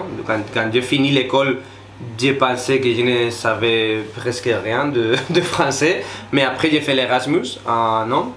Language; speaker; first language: French; non-native, fluent; Spanish